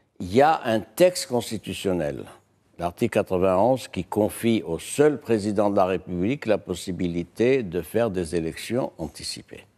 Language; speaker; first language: French; non-native, local second language; Arabic